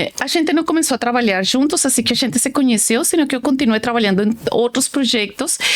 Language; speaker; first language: Portuguese; non-native, fluent; Spanish